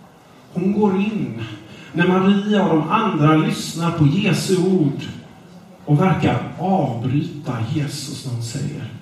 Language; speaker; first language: Swedish; non-native, fluent; English